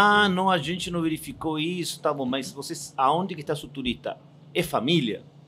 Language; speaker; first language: Portuguese; non-native, fluent; Spanish